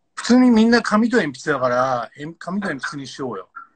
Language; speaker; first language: Japanese; native; Japanese